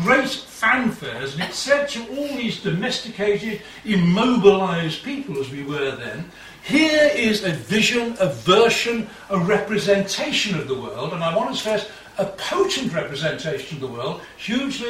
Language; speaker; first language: English; native; English